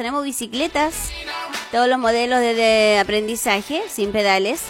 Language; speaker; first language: Spanish; native; Spanish